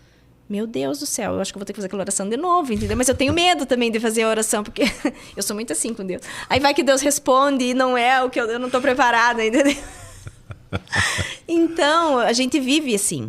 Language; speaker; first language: Portuguese; native; Portuguese